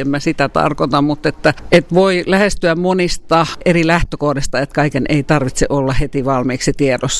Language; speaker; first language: Finnish; native; Finnish